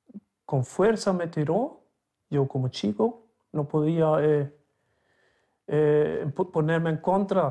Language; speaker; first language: Spanish; non-native, local second language; German